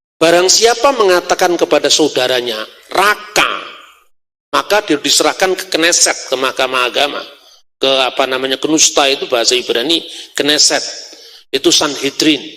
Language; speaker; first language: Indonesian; non-native, local second language; Javanese